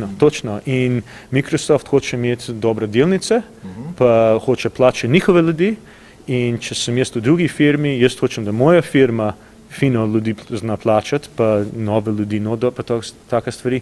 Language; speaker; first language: Slovenian; early bilingual, heritage; English